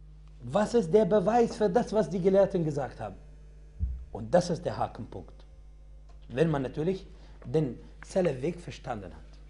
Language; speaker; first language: German; non-native, fluent; Arabic